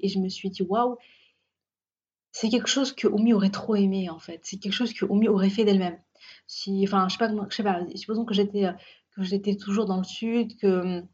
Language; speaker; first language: French; native; French